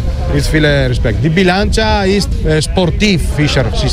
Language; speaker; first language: German; non-native, learner; Italian